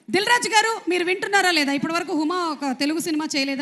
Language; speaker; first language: Telugu; native; Telugu